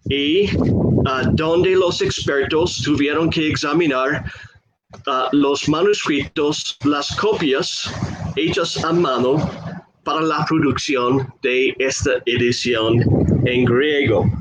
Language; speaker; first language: Spanish; non-native, fluent; English